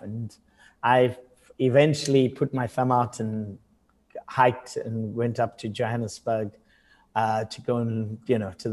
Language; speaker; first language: English; non-native, local second language; Zulu